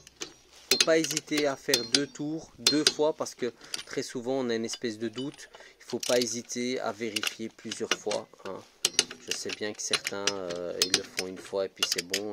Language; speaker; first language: French; native; French